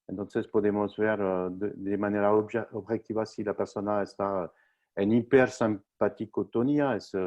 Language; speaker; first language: Spanish; non-native, learner; French